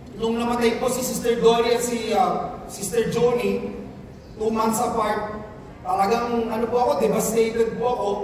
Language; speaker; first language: Filipino; native; Filipino